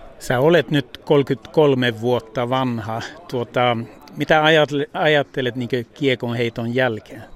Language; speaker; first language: Finnish; early bilingual, heritage; Swedish